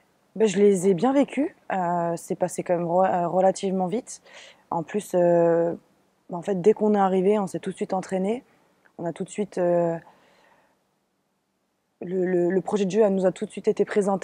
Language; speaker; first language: French; native; French